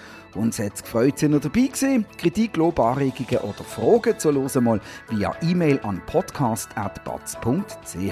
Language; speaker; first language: German; native; German